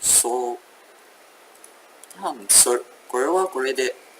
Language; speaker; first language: Japanese; non-native, learner; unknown